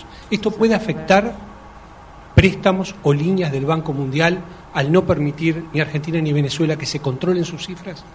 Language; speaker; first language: Spanish; native; Spanish